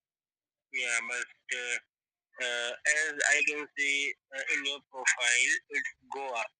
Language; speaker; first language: English; non-native, learner; Hindi